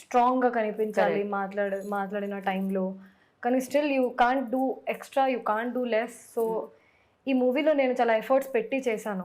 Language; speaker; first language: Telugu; non-native, local second language; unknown